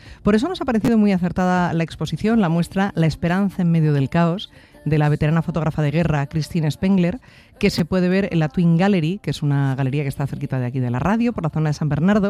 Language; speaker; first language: Spanish; native; Spanish